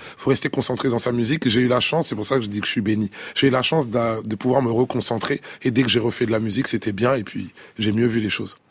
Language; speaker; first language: French; early bilingual, other home language; Lingala